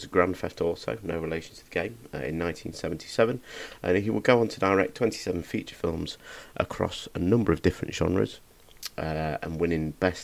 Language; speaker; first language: English; native; English